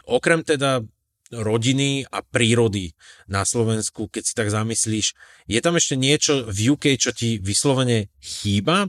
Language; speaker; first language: Slovak; native; Slovak